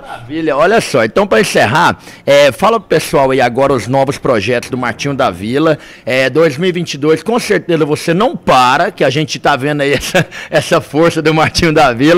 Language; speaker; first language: Portuguese; native; Portuguese